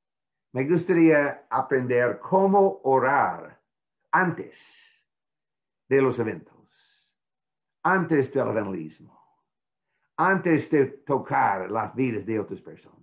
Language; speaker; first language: Spanish; non-native, fluent; English